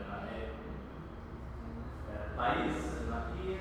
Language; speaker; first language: Spanish; non-native, fluent; English